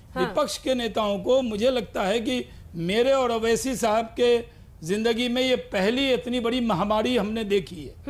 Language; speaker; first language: Hindi; native; Hindi